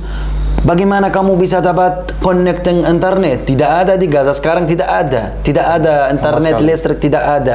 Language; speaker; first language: Indonesian; non-native, learner; Arabic